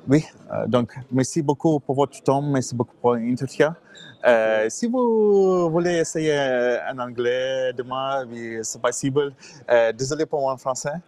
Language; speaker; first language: French; non-native, learner; English